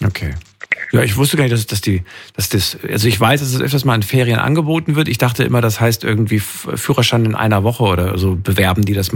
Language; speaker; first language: German; native; German